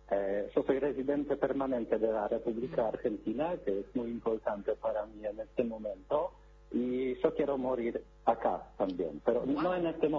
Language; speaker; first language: Spanish; non-native, learner; Polish